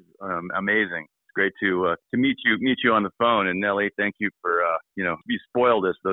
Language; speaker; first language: English; native; English